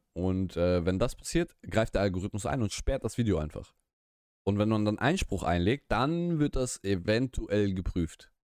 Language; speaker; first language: German; early bilingual, other home language; Russian